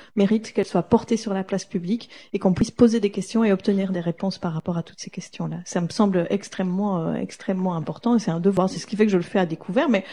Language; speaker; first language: French; native; French